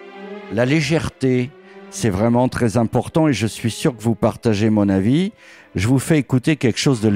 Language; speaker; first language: French; native; French